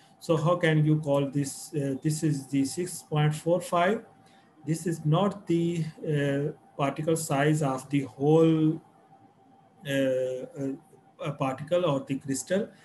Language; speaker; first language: English; non-native, local second language; Urdu